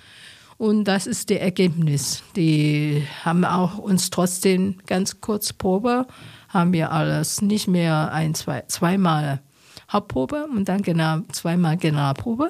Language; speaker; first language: German; non-native, learner; Chinese